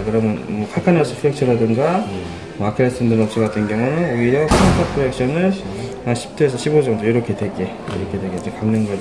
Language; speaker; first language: Korean; native; Korean